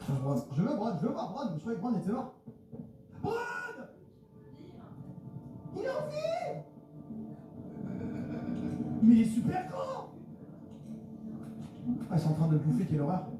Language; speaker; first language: French; native; French